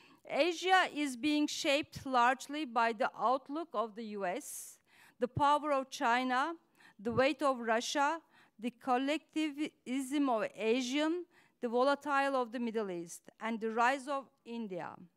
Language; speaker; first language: English; non-native, fluent; Turkish